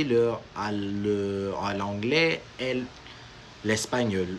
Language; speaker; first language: French; non-native, learner; Amharic